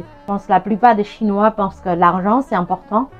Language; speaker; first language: French; non-native, fluent; Chinese